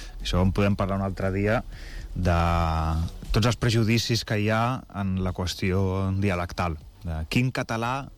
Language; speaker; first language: Catalan; native; Catalan